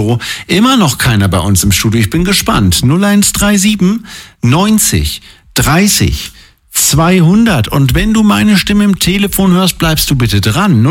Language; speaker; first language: German; native; German